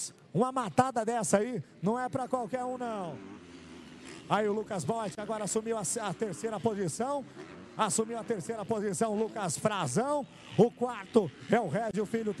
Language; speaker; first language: Portuguese; native; Portuguese